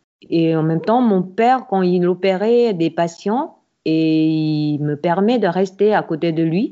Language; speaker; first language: French; non-native, fluent; Korean